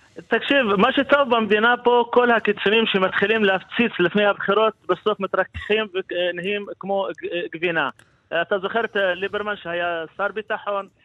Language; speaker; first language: Hebrew; non-native, local second language; Arabic